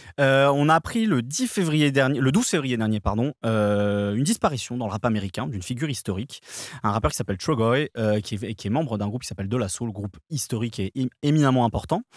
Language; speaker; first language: French; native; French